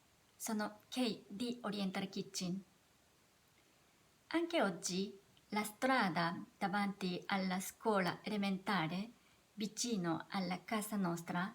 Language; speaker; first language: Italian; non-native, fluent; Japanese